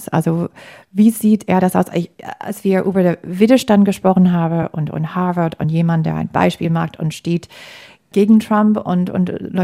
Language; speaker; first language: German; non-native, fluent; English